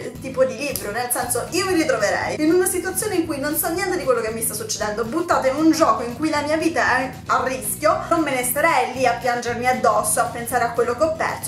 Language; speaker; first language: Italian; native; Italian